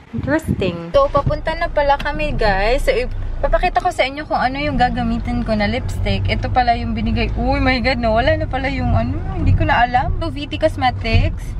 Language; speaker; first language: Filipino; native; Filipino